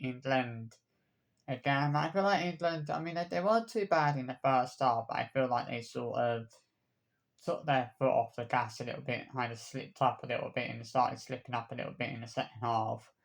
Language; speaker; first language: English; native; English